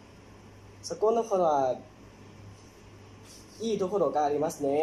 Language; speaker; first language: Japanese; non-native, learner; Thai